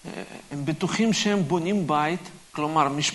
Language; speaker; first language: Hebrew; non-native, fluent; Russian